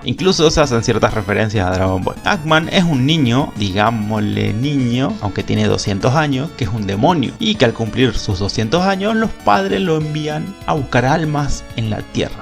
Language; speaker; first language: Spanish; native; Spanish